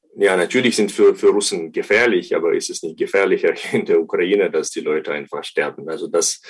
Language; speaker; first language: German; non-native, fluent; Ukrainian